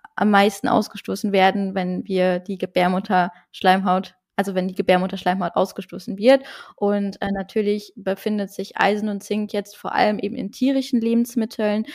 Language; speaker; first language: German; non-native, local second language; Luxembourgish